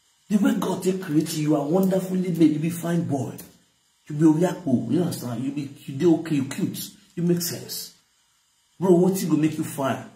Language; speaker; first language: English; non-native, local second language; Bini